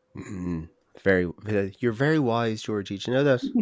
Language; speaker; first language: English; native; English